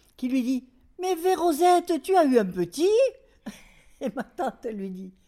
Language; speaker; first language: French; native; French